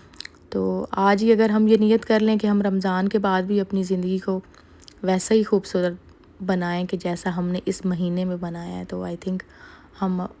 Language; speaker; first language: Urdu; native; Urdu